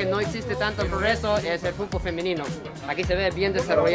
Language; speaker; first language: Spanish; non-native, fluent; Japanese